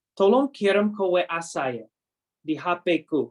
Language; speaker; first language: Indonesian; non-native, learner; English